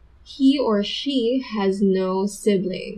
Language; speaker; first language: English; non-native, local second language; Filipino